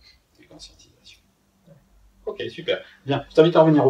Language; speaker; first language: French; native; French